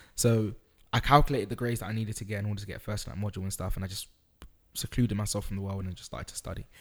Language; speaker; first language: English; native; English